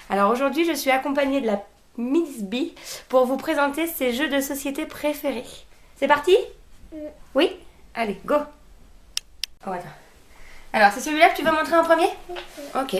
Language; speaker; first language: French; native; French